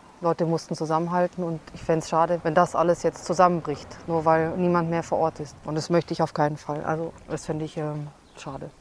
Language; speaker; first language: German; early bilingual, other home language; Hungarian